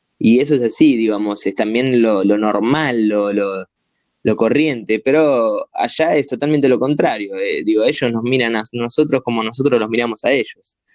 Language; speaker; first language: Spanish; native; Spanish